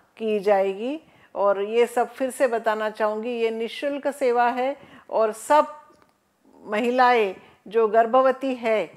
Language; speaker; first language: Hindi; non-native, local second language; Marathi